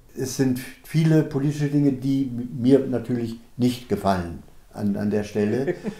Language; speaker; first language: German; native; German